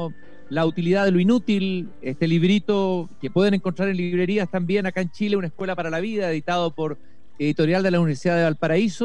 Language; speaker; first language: Spanish; native; Spanish